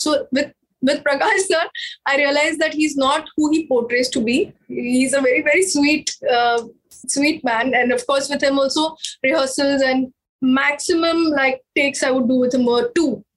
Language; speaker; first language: English; non-native, local second language; Marathi